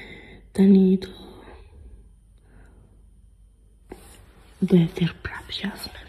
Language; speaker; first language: Albanian; early bilingual, heritage; Albanian